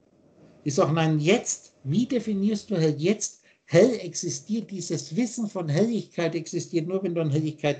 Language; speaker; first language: German; native; German